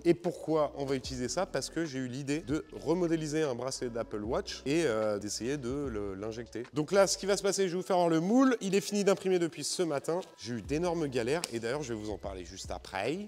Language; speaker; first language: French; native; French